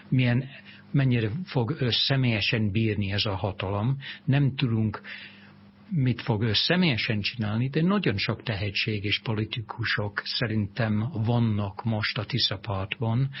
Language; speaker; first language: Hungarian; non-native, fluent; English